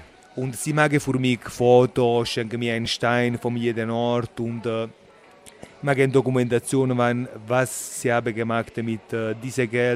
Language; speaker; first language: German; non-native, learner; Italian